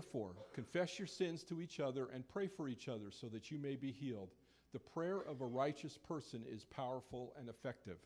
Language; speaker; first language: English; native; English